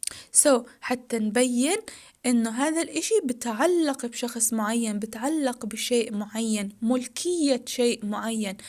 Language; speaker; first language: Arabic; native; Arabic